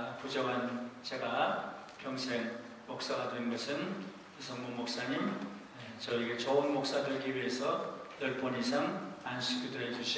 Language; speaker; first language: Korean; native; Korean